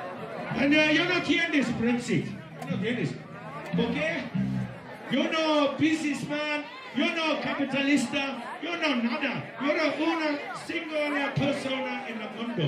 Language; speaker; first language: Spanish; non-native, learner; English